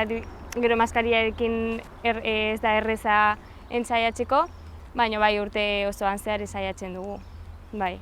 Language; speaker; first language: Basque; non-native, local second language; Spanish